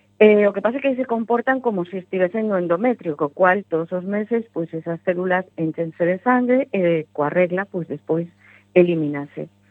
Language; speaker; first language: Galician; non-native, local second language; Spanish